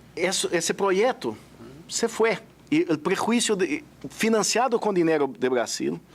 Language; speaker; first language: Spanish; non-native, fluent; Portuguese